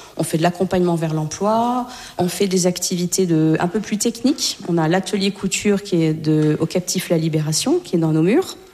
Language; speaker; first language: French; native; French